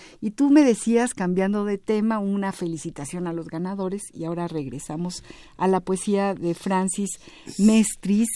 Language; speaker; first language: Spanish; native; Spanish